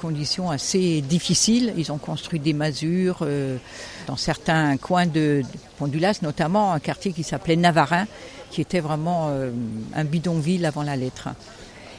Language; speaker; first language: French; native; French